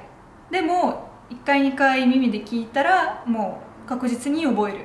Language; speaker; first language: Japanese; non-native, fluent; Russian